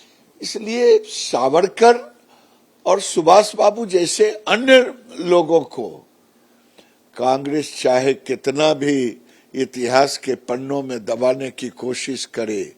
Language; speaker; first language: Hindi; native; Hindi